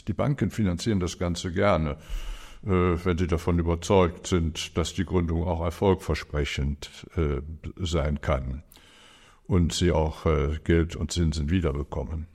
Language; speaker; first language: German; native; German